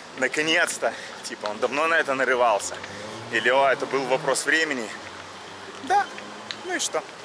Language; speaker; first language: Russian; native; Russian